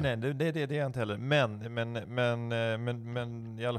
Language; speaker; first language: Swedish; native; Swedish